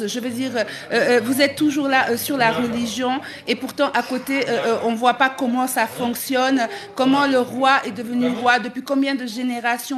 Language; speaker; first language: French; native; French